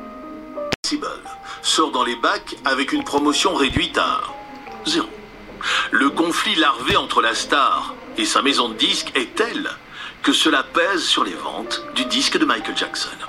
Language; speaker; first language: French; native; French